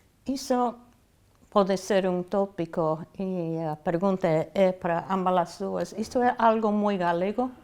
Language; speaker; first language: Galician; non-native, fluent; English